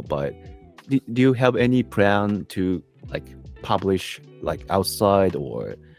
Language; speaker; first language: English; non-native, learner; Japanese